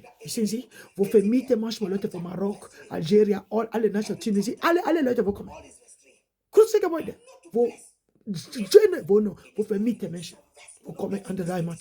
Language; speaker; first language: German; non-native, learner; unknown